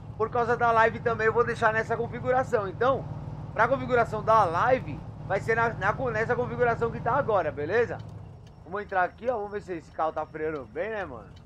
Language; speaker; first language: Portuguese; native; Portuguese